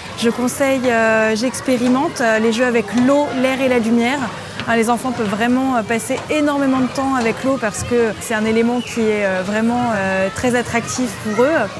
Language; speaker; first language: French; native; French